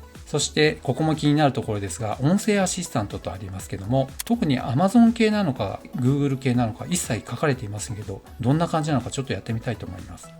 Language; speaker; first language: Japanese; native; Japanese